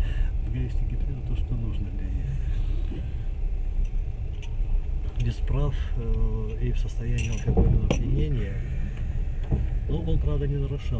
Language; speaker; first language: Russian; native; Russian